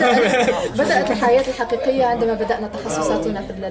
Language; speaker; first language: Arabic; native; Arabic